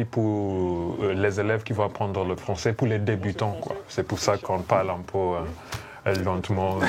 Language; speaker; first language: French; non-native, fluent; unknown